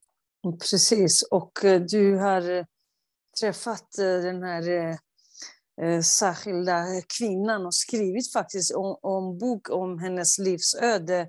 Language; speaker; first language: Swedish; non-native, fluent; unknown